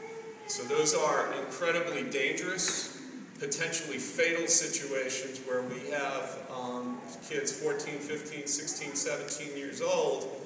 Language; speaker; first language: English; native; English